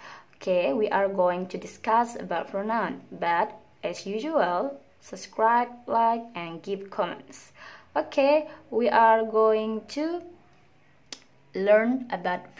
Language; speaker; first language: English; non-native, fluent; Indonesian